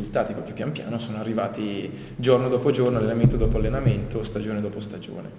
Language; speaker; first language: Italian; native; Italian